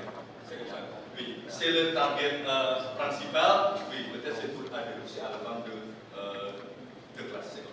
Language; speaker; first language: French; non-native, learner; Indonesian